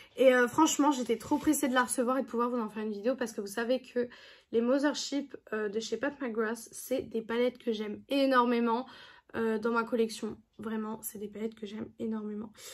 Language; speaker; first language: French; native; French